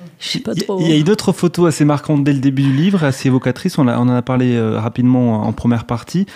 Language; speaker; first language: French; native; French